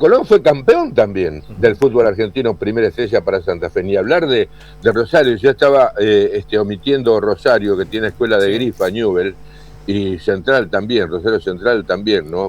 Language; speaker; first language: Spanish; native; Spanish